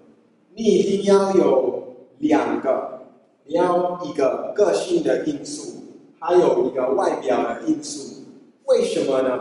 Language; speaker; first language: Chinese; non-native, fluent; English